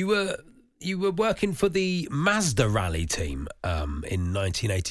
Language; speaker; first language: English; native; English